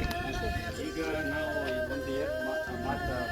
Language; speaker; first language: Kannada; non-native, local second language; Tibetan